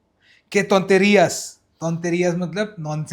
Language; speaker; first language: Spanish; non-native, learner; Hindi